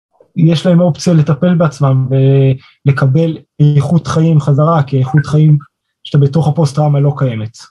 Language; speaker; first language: Hebrew; native; Hebrew